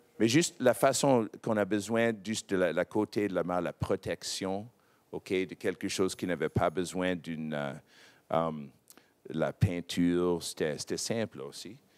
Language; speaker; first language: French; non-native, local second language; English